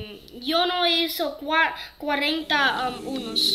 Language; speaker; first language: Spanish; early bilingual, heritage; English